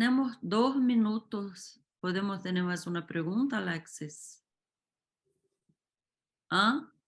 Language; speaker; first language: Spanish; non-native, fluent; Portuguese